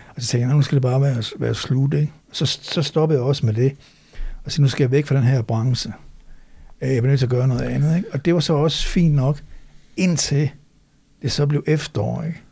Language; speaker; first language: Danish; native; Danish